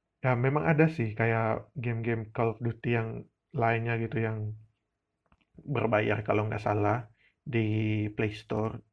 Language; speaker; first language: Indonesian; non-native, local second language; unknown